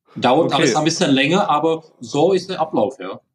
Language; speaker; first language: German; non-native, fluent; Czech